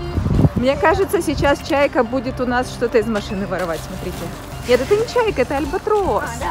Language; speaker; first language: Russian; native; Russian